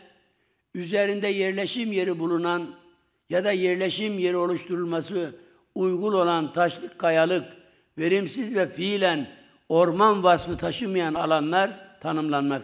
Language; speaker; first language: Turkish; native; Turkish